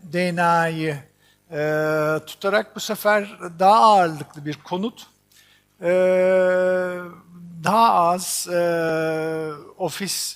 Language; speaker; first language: Turkish; native; Turkish